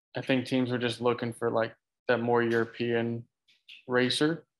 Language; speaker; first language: English; native; English